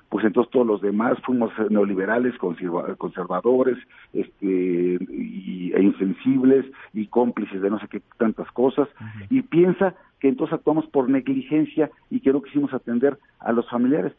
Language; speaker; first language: Spanish; native; Spanish